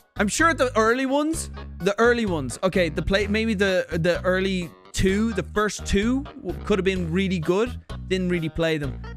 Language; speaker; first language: English; native; English